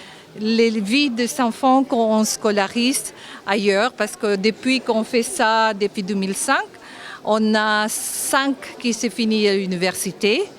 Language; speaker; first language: French; non-native, fluent; Japanese